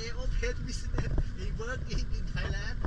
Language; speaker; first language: English; non-native, learner; Thai